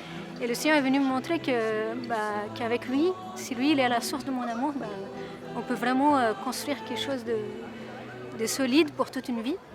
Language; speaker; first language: French; non-native, fluent; Portuguese